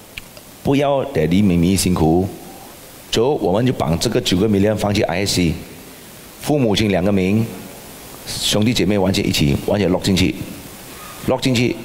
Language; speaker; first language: Chinese; native; Chinese